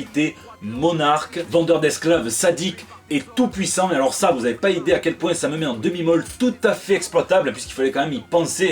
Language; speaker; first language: French; native; French